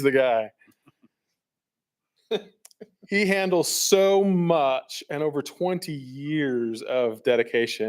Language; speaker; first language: English; native; English